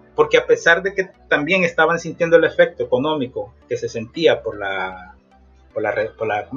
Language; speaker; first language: Spanish; native; Spanish